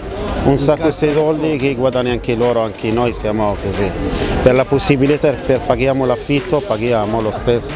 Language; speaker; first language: Italian; non-native, learner; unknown